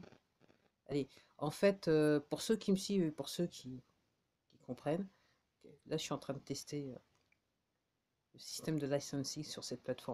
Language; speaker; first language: French; native; French